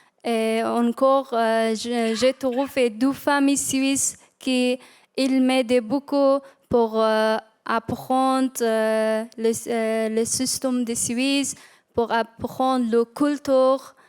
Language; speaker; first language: French; non-native, learner; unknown